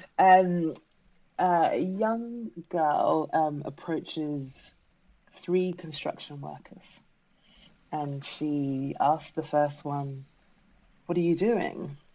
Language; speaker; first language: English; native; English